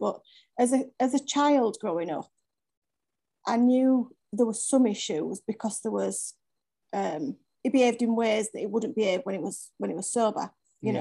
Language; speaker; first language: English; native; English